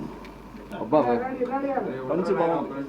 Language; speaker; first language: Telugu; native; Telugu